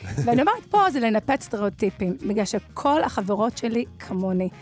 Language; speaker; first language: Hebrew; native; Hebrew